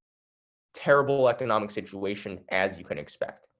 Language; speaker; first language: English; native; English